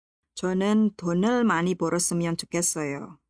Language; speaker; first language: Korean; non-native, fluent; Indonesian